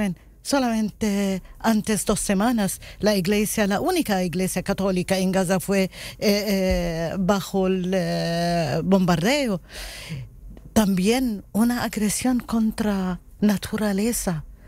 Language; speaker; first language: Spanish; non-native, learner; Arabic